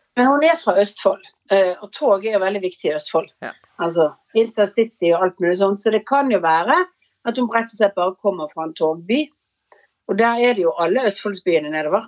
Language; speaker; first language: Norwegian; native; Norwegian